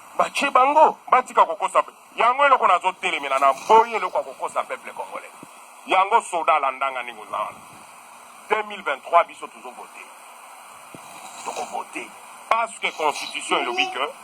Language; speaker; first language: Lingala; non-native, local second language; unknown